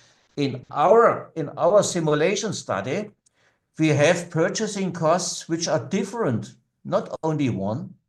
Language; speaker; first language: English; non-native, fluent; German